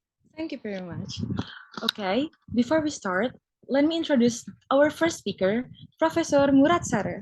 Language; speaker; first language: English; non-native, fluent; Indonesian